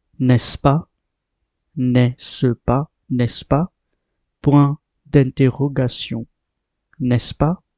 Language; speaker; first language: French; non-native, fluent; Marathi